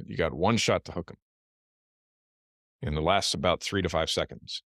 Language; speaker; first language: English; native; English